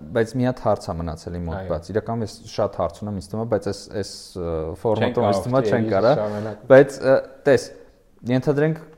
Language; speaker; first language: Armenian; native; Armenian